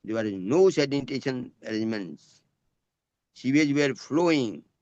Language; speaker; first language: English; non-native, local second language; Hindi